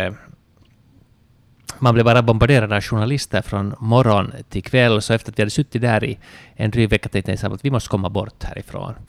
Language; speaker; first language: Swedish; native; Swedish